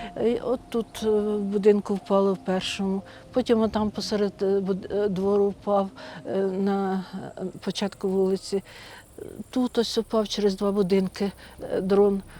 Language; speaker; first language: Ukrainian; native; Ukrainian